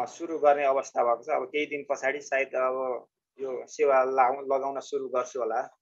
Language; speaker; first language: Nepali; native; Nepali